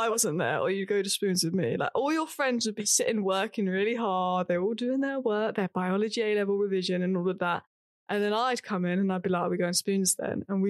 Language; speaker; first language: English; native; English